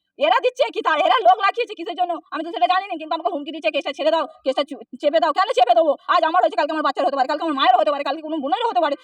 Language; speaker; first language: Bangla; non-native, local second language; Hindi